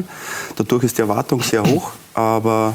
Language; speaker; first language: German; native; German